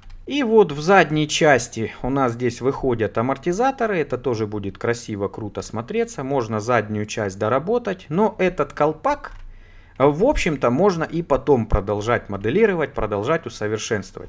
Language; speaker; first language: Russian; native; Russian